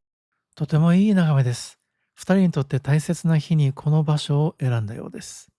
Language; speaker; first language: Japanese; native; Japanese